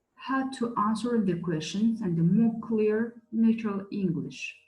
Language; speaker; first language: English; non-native, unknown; Kazakh